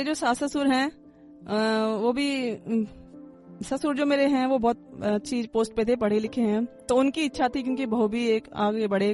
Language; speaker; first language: Hindi; native; Hindi